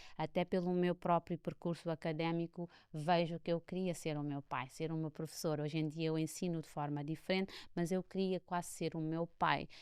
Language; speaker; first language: Portuguese; non-native, local second language; Kabuverdianu